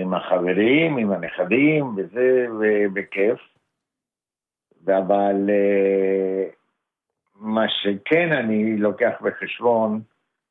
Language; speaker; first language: Hebrew; non-native, fluent; Spanish